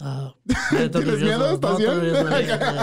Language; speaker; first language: Spanish; early bilingual, heritage; English